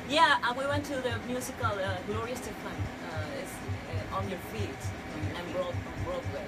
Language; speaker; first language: English; non-native, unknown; Spanish